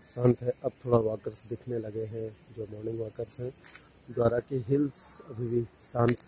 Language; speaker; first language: Hindi; native; Hindi